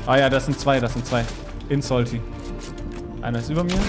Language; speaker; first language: German; native; German